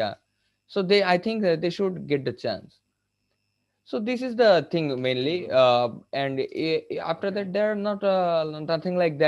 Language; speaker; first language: English; non-native, local second language; Bangla